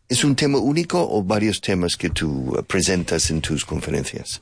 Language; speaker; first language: Spanish; non-native, fluent; English